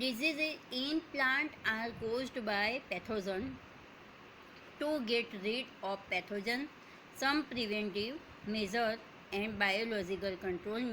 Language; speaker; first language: English; non-native, local second language; Hindi